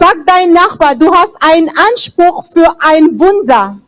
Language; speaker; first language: German; non-native, fluent; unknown